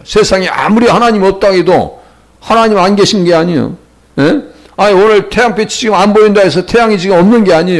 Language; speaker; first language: Korean; native; Korean